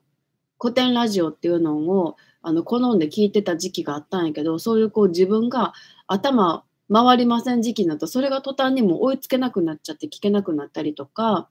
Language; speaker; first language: Japanese; native; Japanese